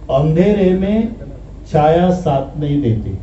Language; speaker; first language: Hindi; non-native, local second language; Marathi